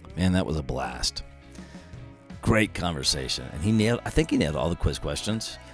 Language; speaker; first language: English; native; English